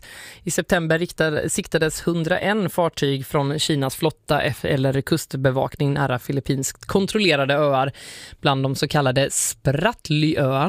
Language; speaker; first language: Swedish; native; Swedish